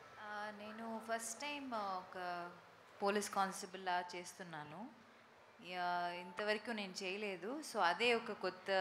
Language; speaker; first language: Telugu; non-native, local second language; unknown